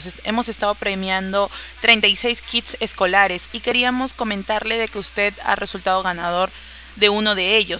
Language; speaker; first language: Spanish; native; Spanish